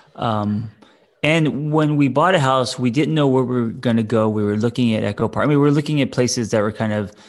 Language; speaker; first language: English; native; English